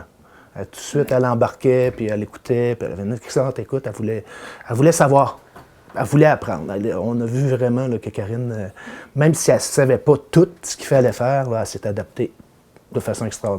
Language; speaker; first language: French; native; French